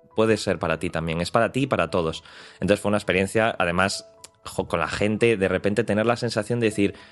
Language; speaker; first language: Spanish; native; Spanish